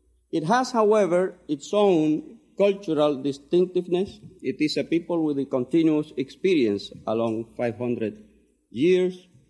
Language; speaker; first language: English; non-native, fluent; Spanish